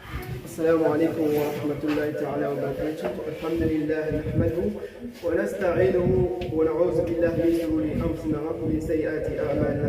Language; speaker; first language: Arabic; non-native, learner; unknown